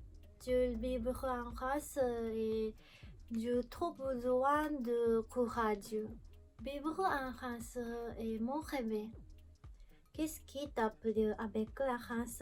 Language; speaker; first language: French; non-native, learner; Japanese